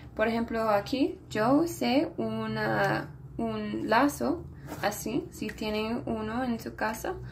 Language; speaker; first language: Spanish; non-native, fluent; English